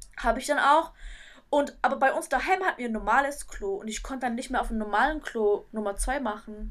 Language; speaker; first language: German; early bilingual, other home language; Turkish